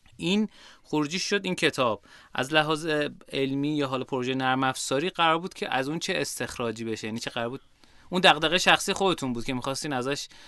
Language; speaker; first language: Persian; native; Persian